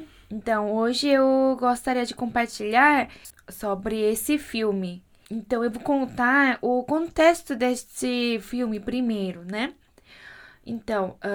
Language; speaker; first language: Portuguese; non-native, fluent; Korean